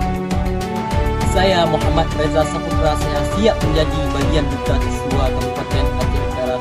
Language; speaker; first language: Indonesian; non-native, local second language; Achinese